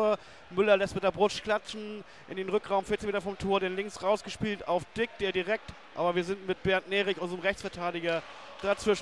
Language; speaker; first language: German; native; German